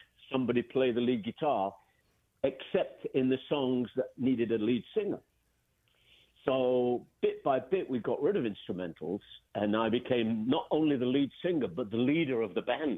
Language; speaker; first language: English; native; English